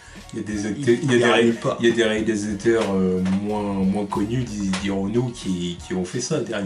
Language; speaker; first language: French; native; French